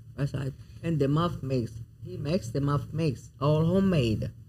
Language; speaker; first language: English; non-native, fluent; Italian